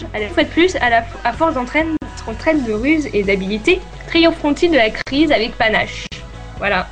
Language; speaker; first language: French; native; French